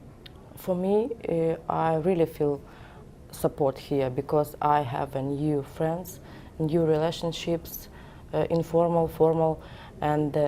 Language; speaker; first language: English; non-native, learner; Ukrainian